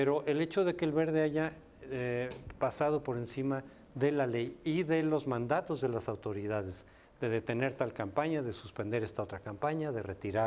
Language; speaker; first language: Spanish; native; Spanish